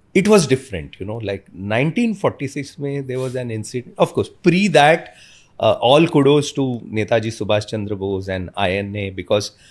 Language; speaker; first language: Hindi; non-native, local second language; Malayalam